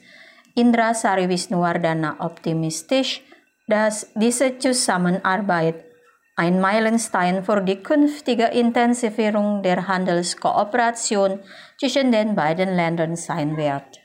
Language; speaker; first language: German; non-native, fluent; Indonesian